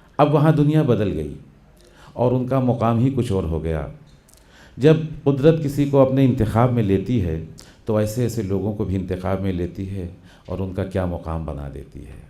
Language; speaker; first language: Urdu; native; Urdu